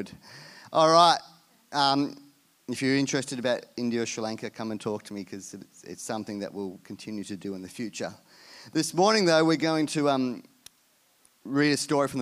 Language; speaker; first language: English; native; English